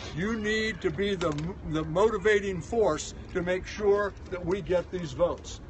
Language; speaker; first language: English; native; English